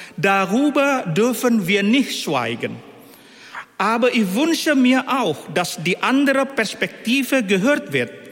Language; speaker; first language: German; non-native, fluent; Indonesian